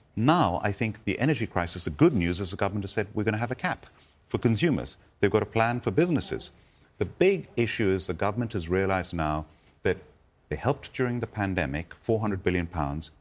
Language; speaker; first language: English; non-native, local second language; Gujarati